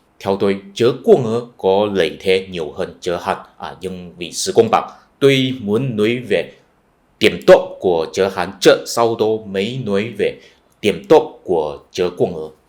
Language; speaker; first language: Vietnamese; non-native, fluent; Chinese